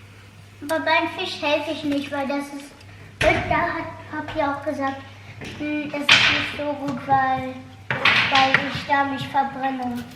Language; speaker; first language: German; early bilingual, heritage; German